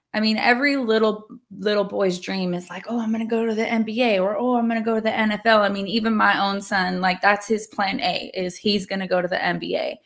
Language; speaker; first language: English; native; English